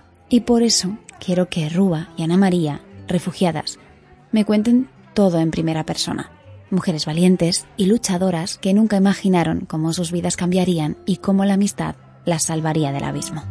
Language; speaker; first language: Spanish; native; Spanish